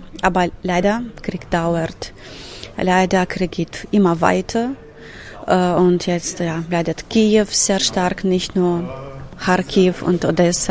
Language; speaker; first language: German; non-native, fluent; Ukrainian